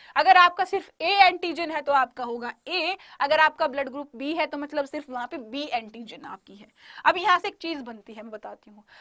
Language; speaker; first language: Hindi; native; Hindi